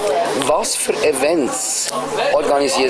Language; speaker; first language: German; native; German